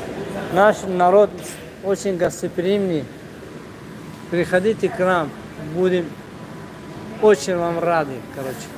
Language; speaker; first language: Russian; non-native, local second language; Tajik